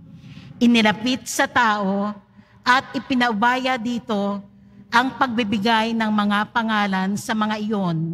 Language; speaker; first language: Filipino; native; Filipino